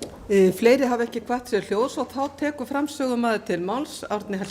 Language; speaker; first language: Icelandic; native; Icelandic